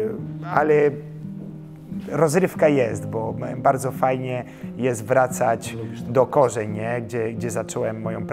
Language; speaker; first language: Polish; early bilingual, heritage; Polish